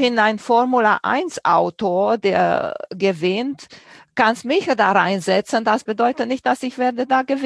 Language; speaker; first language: German; non-native, fluent; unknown